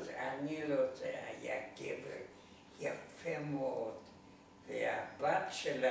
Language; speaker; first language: Hebrew; non-native, learner; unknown